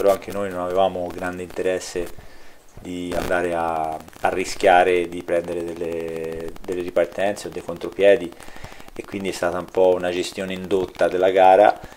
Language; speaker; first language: Italian; native; Italian